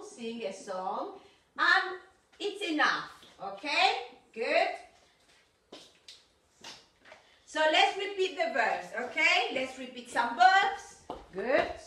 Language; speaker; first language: English; non-native, fluent; Spanish